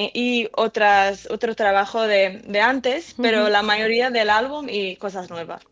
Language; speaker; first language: Spanish; early bilingual, heritage; English